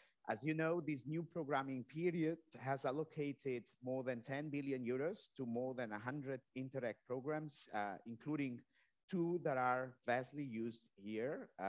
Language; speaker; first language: English; non-native, fluent; Catalan